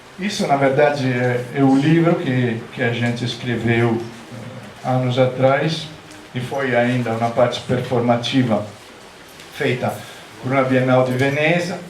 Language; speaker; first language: Portuguese; non-native, fluent; Italian